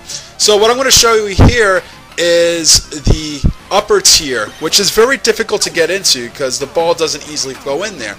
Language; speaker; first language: English; native; English